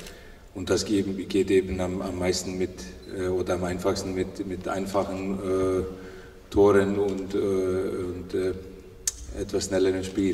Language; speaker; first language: German; non-native, fluent; Icelandic